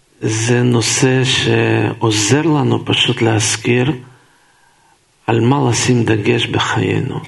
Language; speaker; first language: Hebrew; non-native, fluent; Russian